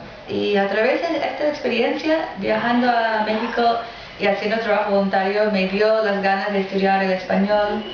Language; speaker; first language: Spanish; non-native, fluent; English